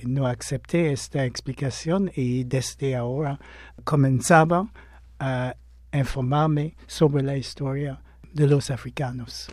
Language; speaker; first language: Spanish; non-native, fluent; English